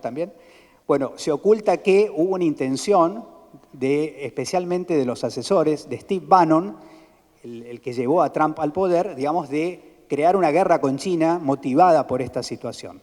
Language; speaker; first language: Spanish; native; Spanish